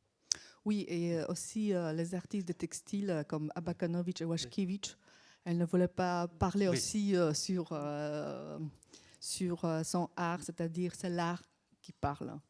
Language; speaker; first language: French; non-native, fluent; Polish